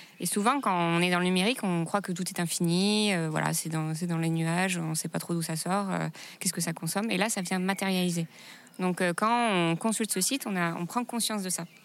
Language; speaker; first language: French; native; French